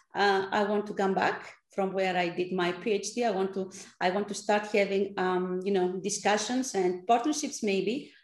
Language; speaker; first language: English; non-native, fluent; Greek